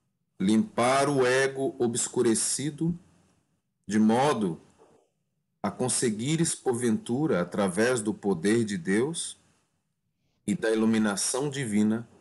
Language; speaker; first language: Portuguese; native; Portuguese